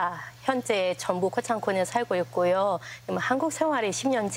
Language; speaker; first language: Korean; non-native, fluent; Thai